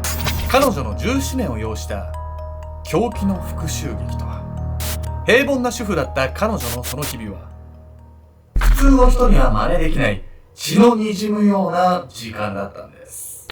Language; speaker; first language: Japanese; native; Japanese